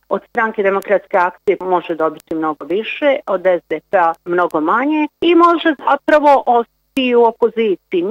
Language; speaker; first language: Bosnian; native; Bosnian